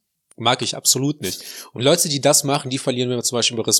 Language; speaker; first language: German; native; German